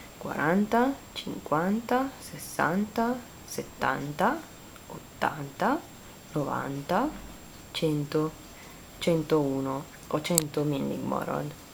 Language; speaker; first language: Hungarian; non-native, learner; Italian